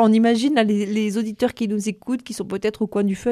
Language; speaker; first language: French; native; French